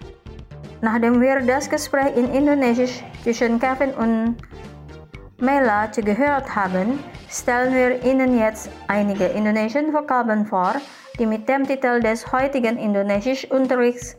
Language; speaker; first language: German; non-native, fluent; Indonesian